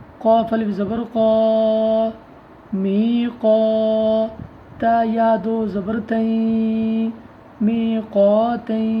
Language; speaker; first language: Urdu; native; Urdu